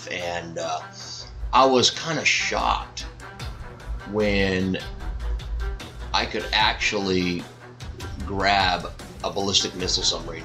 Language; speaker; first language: English; native; English